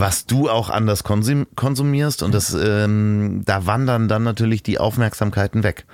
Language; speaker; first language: German; native; German